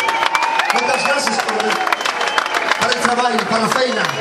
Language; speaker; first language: Catalan; non-native, local second language; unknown